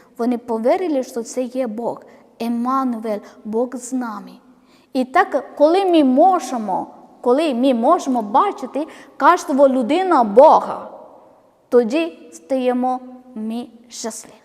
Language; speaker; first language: Ukrainian; non-native, learner; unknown